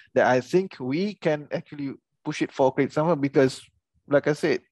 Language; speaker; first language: English; non-native, local second language; Malay